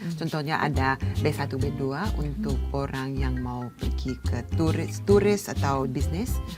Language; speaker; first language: Indonesian; non-native, learner; English